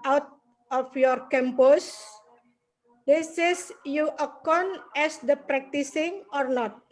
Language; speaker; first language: English; non-native, learner; Indonesian